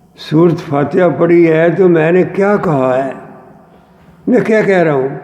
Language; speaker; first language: Urdu; non-native, local second language; Punjabi